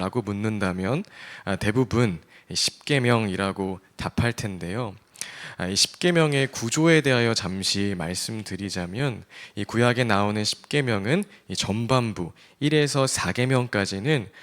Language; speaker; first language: Korean; native; Korean